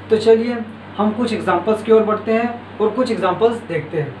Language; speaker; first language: Hindi; native; Hindi